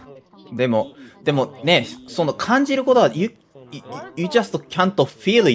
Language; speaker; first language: Japanese; native; Japanese